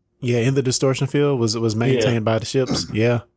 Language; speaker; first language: English; native; English